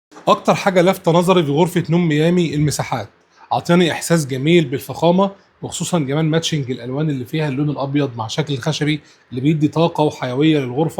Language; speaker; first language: Arabic; native; Arabic